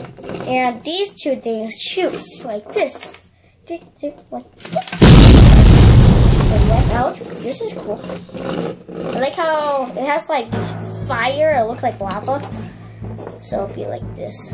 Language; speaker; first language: English; native; English